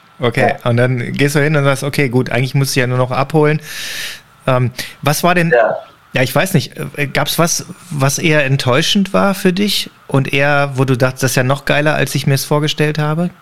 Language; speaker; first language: German; native; German